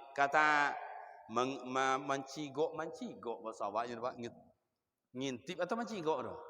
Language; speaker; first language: Malay; non-native, local second language; Minangkabau